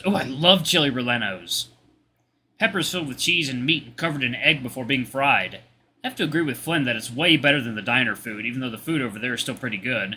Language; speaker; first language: English; native; English